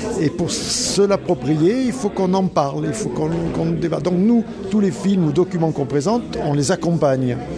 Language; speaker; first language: French; native; French